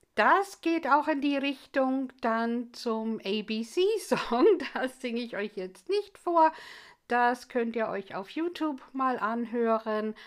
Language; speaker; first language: German; non-native, fluent; English